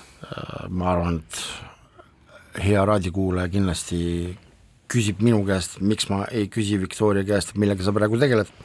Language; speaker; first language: Estonian; non-native, local second language; Russian